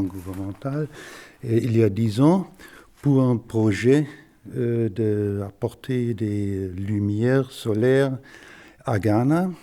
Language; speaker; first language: French; non-native, fluent; German